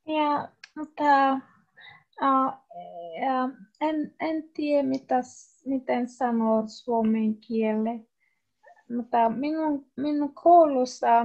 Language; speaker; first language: Finnish; non-native, learner; English